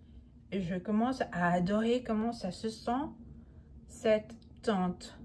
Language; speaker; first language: French; non-native, fluent; Spanish